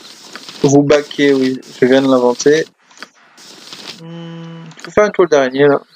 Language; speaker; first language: French; native; French